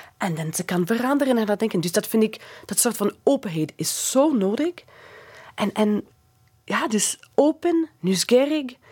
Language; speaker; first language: Dutch; non-native, fluent; English